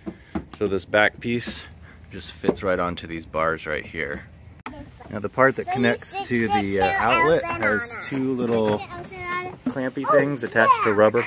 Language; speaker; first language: English; native; English